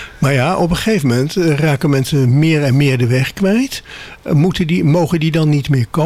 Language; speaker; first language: Dutch; native; Dutch